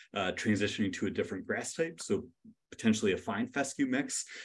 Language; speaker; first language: English; native; English